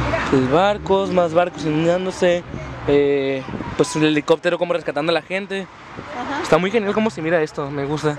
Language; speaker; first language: Spanish; native; Spanish